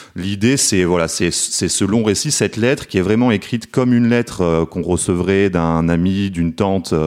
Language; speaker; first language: French; native; French